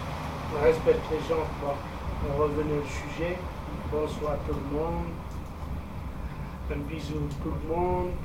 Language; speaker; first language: French; non-native, fluent; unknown